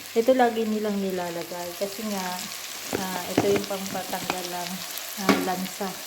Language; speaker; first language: Filipino; native; Filipino